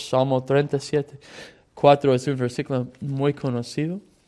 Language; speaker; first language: Spanish; non-native, fluent; English